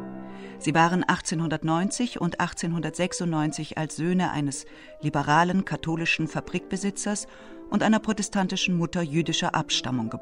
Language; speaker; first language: German; native; German